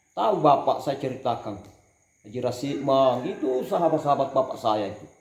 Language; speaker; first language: Indonesian; non-native, local second language; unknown